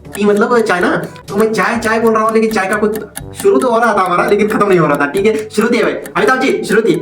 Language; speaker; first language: Hindi; non-native, local second language; Marathi